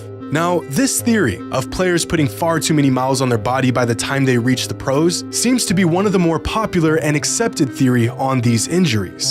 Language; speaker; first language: English; native; English